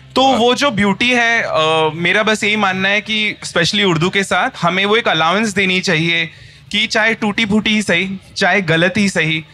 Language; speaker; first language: Hindi; native; Hindi